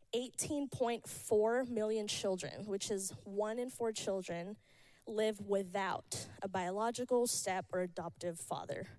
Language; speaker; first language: English; early bilingual, other home language; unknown